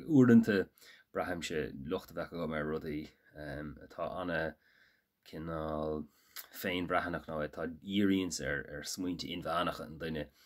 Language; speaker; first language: Irish; native; Irish